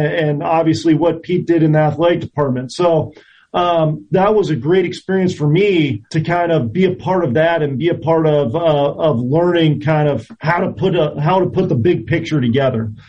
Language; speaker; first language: English; native; English